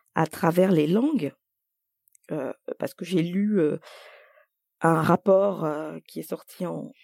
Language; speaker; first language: French; native; French